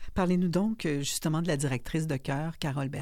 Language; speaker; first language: French; native; French